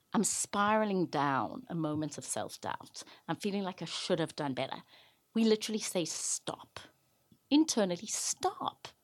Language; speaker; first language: English; native; English